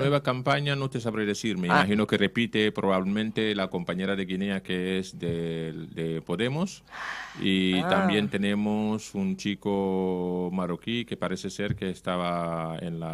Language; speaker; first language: Spanish; non-native, fluent; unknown